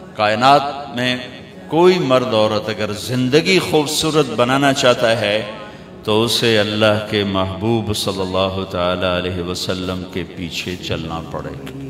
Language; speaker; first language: Urdu; non-native, local second language; Punjabi